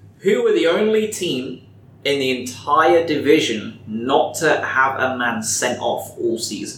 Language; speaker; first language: English; native; English